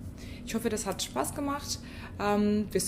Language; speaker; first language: German; non-native, fluent; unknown